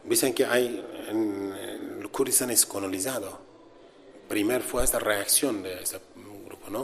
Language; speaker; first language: Spanish; non-native, learner; Kurdish